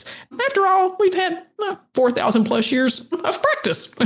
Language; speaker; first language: English; native; English